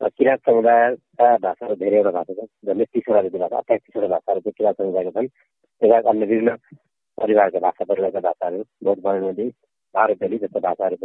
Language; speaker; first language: Nepali; native; Nepali